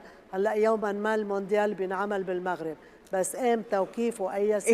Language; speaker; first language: Arabic; native; Arabic